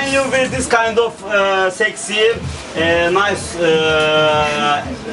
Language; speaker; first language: English; non-native, learner; Turkish